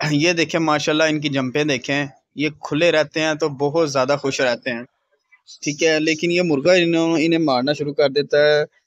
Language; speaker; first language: Hindi; native; Hindi